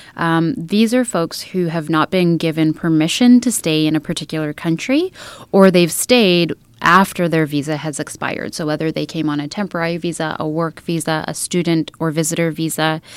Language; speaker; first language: English; native; English